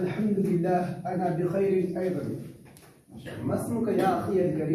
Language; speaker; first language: Arabic; non-native, learner; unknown